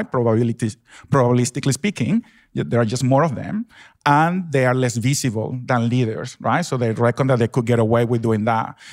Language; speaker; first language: English; non-native, fluent; Spanish